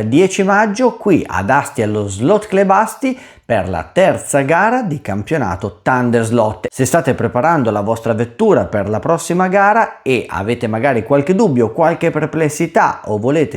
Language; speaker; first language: Italian; native; Italian